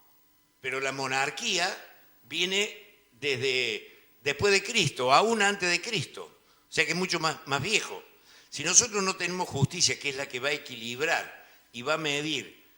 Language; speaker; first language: Spanish; native; Spanish